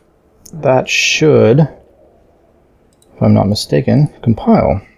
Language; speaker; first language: English; native; English